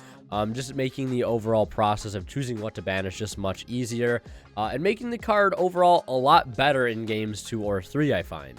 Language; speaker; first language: English; native; English